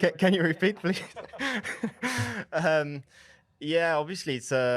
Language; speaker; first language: English; non-native, fluent; French